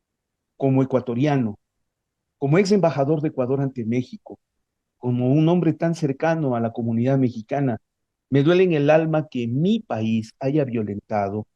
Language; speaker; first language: Spanish; native; Spanish